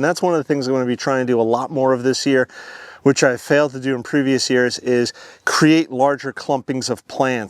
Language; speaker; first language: English; native; English